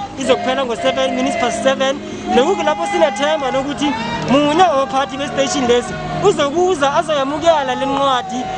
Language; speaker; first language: Zulu; non-native, local second language; South Ndebele